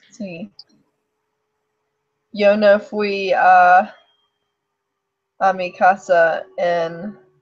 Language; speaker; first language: Spanish; non-native, learner; English